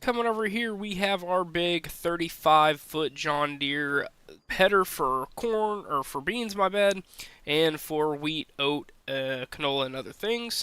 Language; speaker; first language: English; native; English